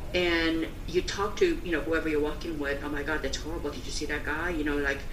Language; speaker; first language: English; early bilingual, other home language; Korean